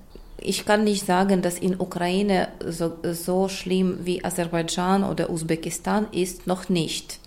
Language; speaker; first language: German; non-native, fluent; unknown